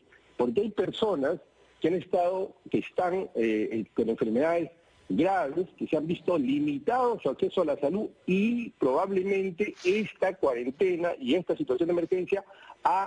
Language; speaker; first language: Spanish; native; Spanish